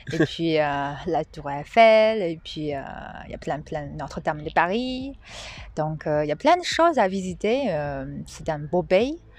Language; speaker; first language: French; non-native, fluent; Chinese